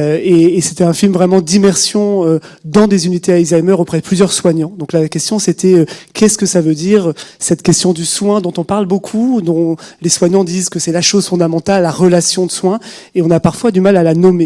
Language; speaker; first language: French; native; French